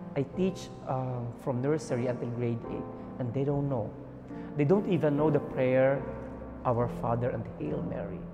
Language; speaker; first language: English; non-native, local second language; Filipino